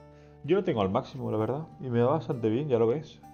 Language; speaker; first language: Spanish; native; Spanish